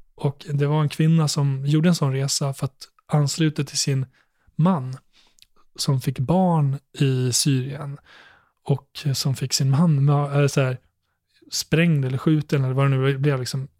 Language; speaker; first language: Swedish; native; Swedish